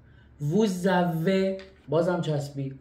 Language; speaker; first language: French; non-native, learner; Persian